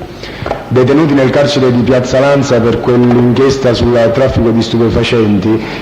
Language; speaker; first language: Italian; native; Italian